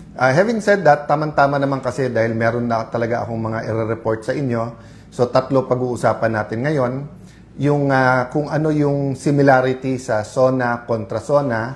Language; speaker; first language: Filipino; native; Filipino